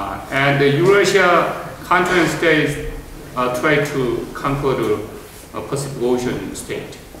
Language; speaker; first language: English; non-native, fluent; Korean